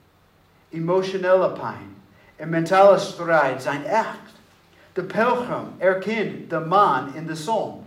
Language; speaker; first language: Dutch; non-native, learner; English